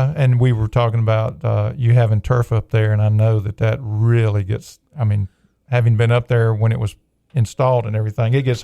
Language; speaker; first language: English; native; English